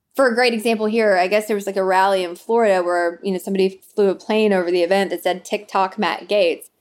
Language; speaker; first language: English; native; English